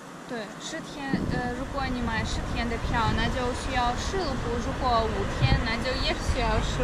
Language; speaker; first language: Chinese; non-native, fluent; Russian